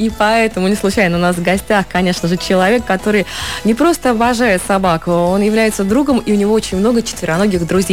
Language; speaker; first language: Russian; native; Russian